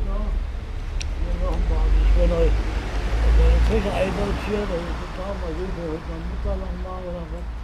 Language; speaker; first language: German; native; German